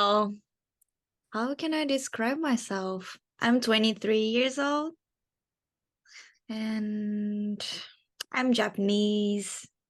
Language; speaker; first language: English; non-native, learner; Japanese